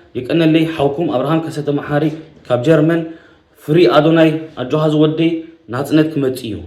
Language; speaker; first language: Tigrinya; early bilingual, heritage; Tigrinya